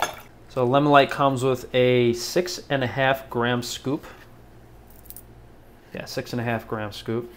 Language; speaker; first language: English; native; English